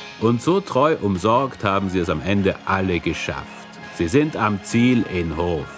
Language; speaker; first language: German; native; German